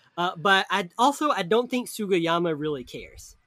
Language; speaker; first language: English; native; English